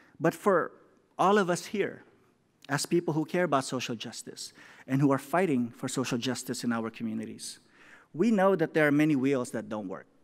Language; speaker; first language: English; non-native, local second language; Filipino